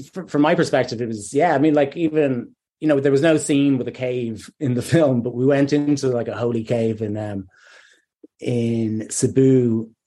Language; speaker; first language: English; native; English